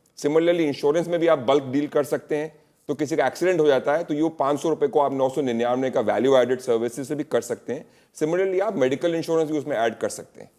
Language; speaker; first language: Hindi; native; Hindi